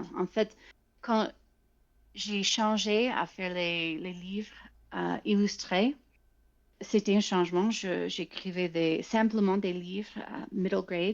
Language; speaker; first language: French; non-native, fluent; English